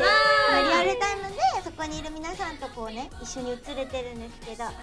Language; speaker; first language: Japanese; native; Japanese